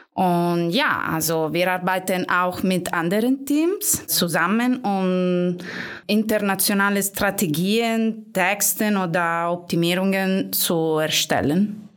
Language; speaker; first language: German; non-native, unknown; Italian